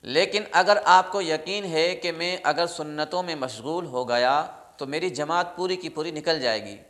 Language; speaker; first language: Urdu; non-native, local second language; Sindhi